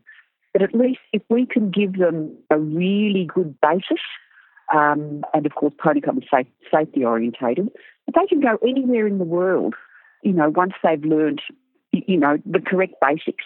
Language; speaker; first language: English; native; English